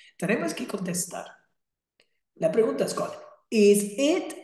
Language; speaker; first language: Spanish; non-native, fluent; English